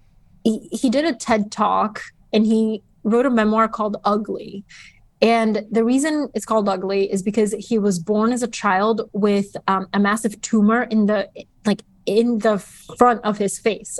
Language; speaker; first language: English; early bilingual, other home language; Bulgarian